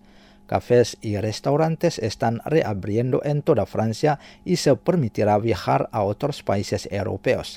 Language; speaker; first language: Spanish; non-native, fluent; Indonesian